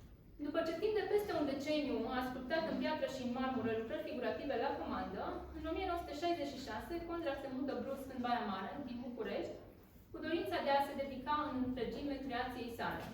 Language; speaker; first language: Romanian; native; Romanian